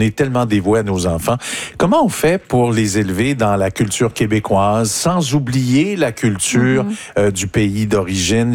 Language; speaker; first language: French; native; French